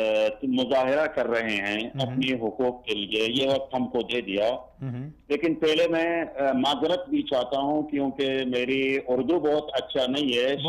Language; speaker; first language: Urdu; non-native, fluent; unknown